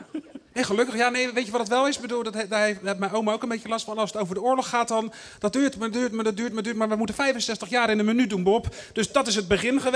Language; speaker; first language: Dutch; native; Dutch